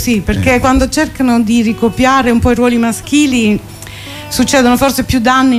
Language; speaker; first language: Italian; native; Italian